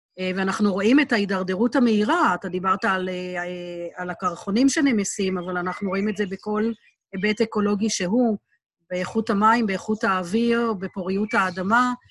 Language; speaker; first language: Hebrew; native; Hebrew